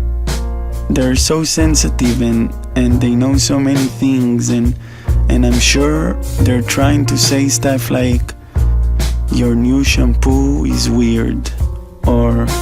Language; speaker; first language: English; non-native, fluent; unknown